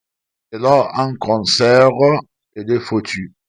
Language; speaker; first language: French; non-native, fluent; Arabic